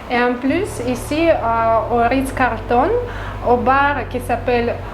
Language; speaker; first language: French; non-native, fluent; Russian